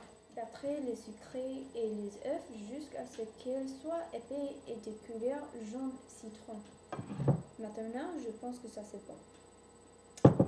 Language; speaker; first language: French; non-native, learner; English